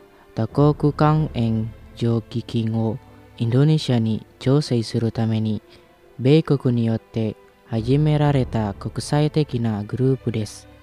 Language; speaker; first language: Japanese; non-native, fluent; Indonesian